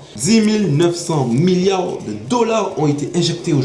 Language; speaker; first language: French; native; French